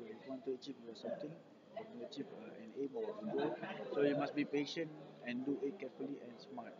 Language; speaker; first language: English; non-native, learner; Malay